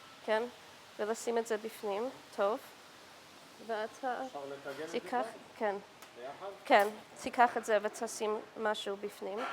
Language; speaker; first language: Hebrew; non-native, learner; English